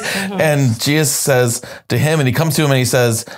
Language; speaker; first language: English; native; English